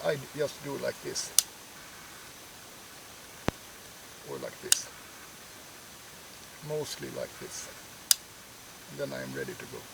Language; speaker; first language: English; non-native, fluent; Swedish